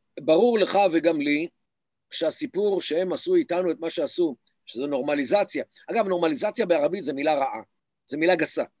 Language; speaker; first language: Hebrew; native; Hebrew